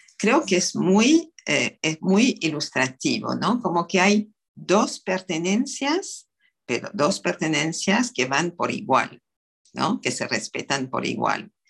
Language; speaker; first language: Spanish; non-native, fluent; French